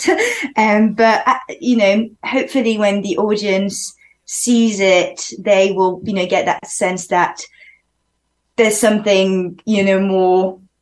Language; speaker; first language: English; non-native, fluent; French